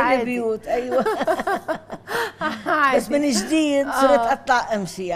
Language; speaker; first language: Arabic; native; Arabic